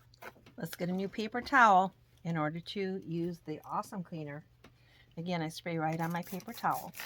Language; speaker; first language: English; native; English